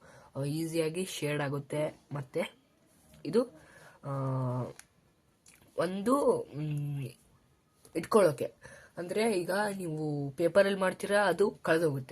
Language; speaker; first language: Kannada; native; Kannada